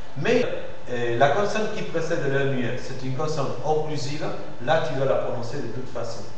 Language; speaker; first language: French; non-native, fluent; Spanish